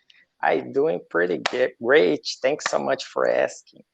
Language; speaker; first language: English; non-native, learner; Portuguese